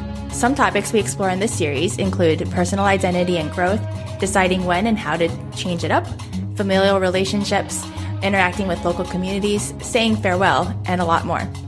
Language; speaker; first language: English; early bilingual, other home language; Chinese